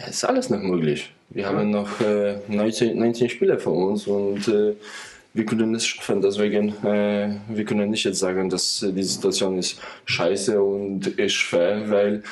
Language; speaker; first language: German; non-native, fluent; Polish